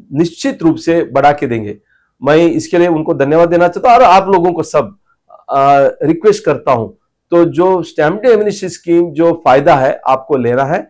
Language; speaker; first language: Hindi; non-native, local second language; Marathi